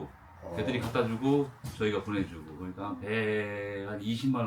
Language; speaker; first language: Korean; native; Korean